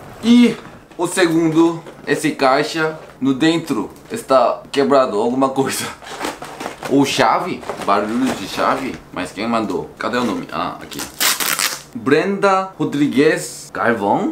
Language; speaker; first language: Portuguese; non-native, fluent; Korean